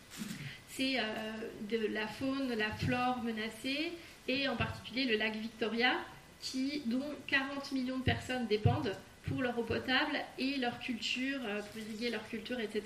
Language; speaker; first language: French; native; French